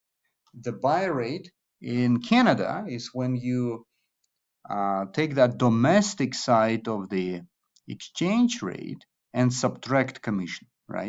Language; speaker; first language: English; non-native, fluent; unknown